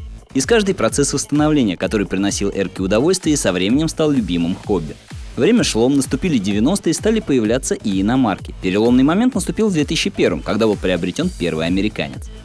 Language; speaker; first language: Russian; native; Russian